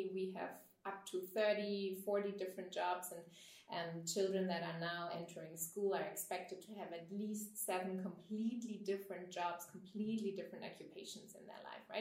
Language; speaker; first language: English; non-native, fluent; German